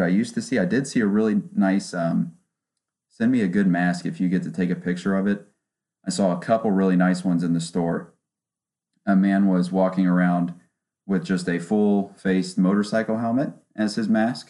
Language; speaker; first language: English; native; English